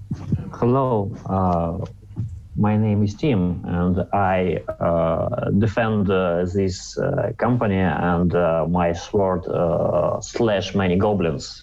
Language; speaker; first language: English; non-native, learner; Russian